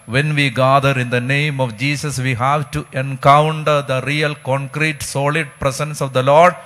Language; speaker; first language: English; non-native, local second language; Malayalam